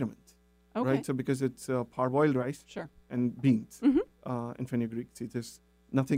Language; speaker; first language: English; non-native, local second language; Telugu